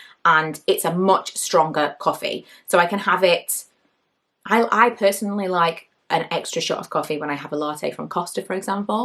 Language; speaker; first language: English; native; English